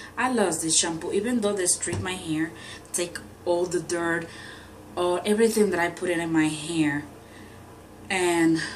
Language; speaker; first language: English; non-native, learner; Spanish